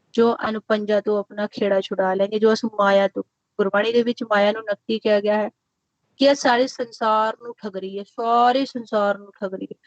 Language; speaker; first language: Hindi; non-native, local second language; Punjabi